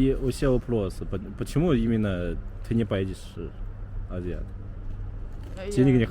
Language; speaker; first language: Russian; non-native, learner; Chinese